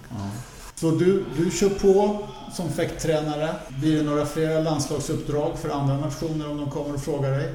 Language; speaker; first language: Swedish; native; Swedish